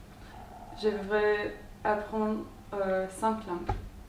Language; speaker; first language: French; non-native, fluent; Spanish